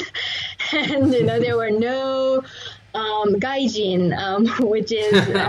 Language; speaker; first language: English; non-native, fluent; Japanese